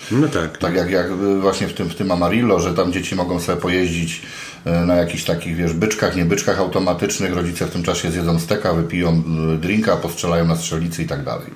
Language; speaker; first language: Polish; native; Polish